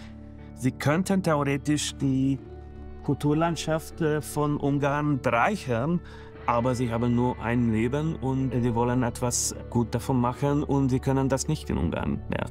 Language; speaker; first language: German; non-native, fluent; Hungarian